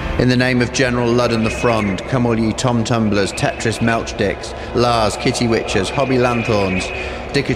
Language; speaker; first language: English; native; English